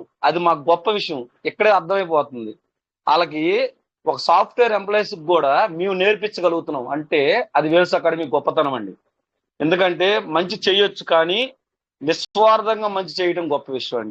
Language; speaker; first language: Telugu; native; Telugu